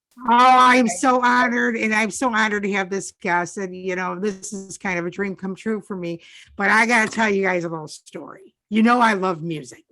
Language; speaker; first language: English; native; English